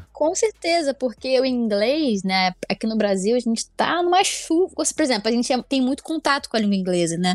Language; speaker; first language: Portuguese; native; Portuguese